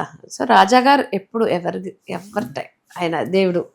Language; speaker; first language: Telugu; non-native, local second language; Tamil